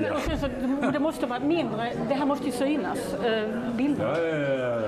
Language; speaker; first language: Swedish; native; Swedish